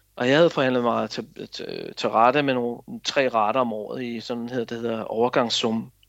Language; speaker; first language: Danish; native; Danish